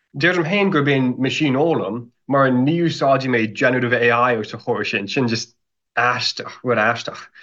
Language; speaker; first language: Irish; non-native, fluent; English